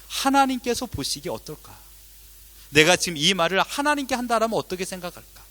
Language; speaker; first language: Korean; native; Korean